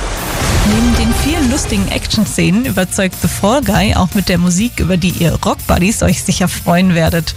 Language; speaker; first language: German; native; German